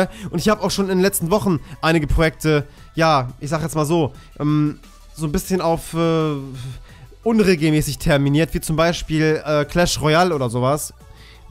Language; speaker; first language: German; native; German